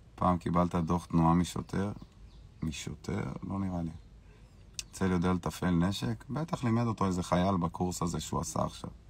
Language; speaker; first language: Hebrew; native; Hebrew